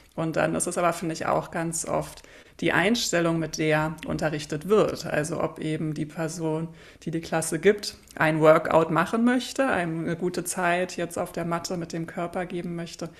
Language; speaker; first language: German; native; German